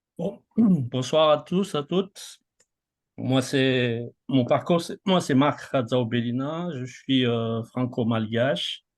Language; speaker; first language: French; non-native, local second language; Malagasy